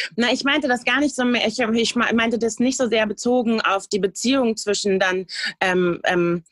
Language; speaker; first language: German; native; German